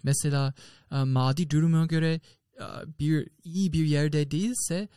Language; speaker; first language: Turkish; non-native, fluent; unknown